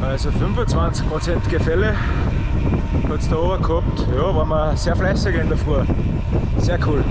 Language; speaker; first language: German; native; German